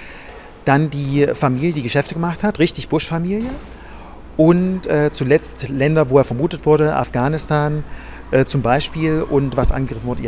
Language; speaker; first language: German; native; German